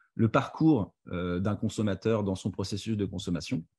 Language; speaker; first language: French; native; French